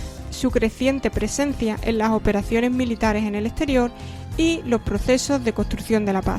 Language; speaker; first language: Spanish; native; Spanish